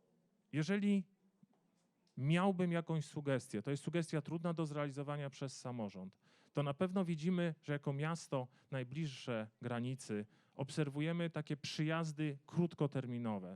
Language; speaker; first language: Polish; native; Polish